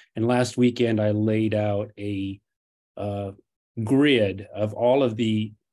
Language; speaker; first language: English; non-native, fluent; Portuguese